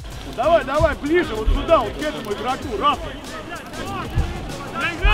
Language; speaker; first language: Russian; native; Russian